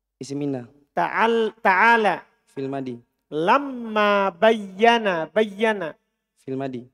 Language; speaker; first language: Arabic; non-native, fluent; Indonesian